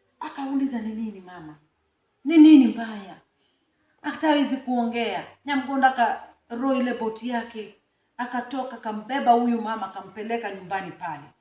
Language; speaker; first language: Swahili; non-native, local second language; Luo (Kenya and Tanzania)